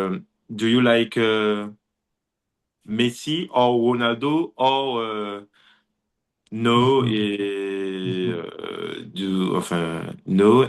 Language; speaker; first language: English; non-native, learner; French